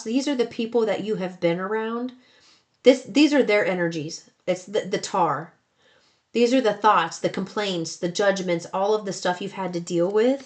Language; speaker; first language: English; native; English